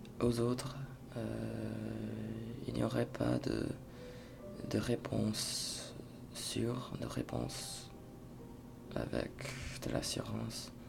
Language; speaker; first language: French; non-native, fluent; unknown